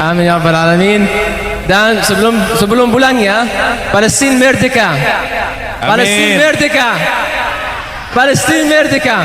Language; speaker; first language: Indonesian; non-native, learner; Arabic